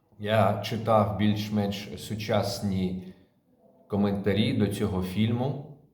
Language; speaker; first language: Ukrainian; native; Ukrainian